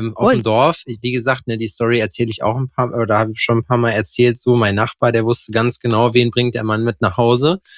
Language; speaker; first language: German; native; German